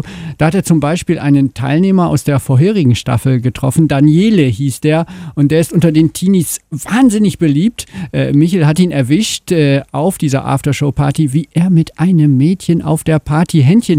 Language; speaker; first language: German; native; German